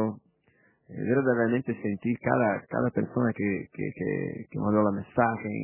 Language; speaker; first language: Spanish; non-native, fluent; Portuguese